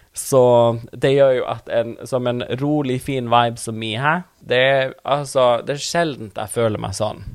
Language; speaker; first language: Norwegian; non-native, local second language; Northern Sami